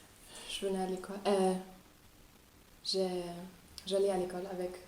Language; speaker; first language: French; non-native, fluent; German